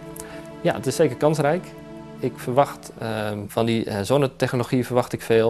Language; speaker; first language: Dutch; native; Dutch